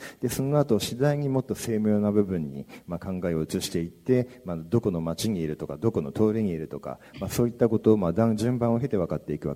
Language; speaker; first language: Japanese; native; Japanese